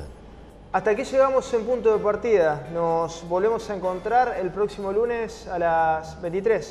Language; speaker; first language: Spanish; native; Spanish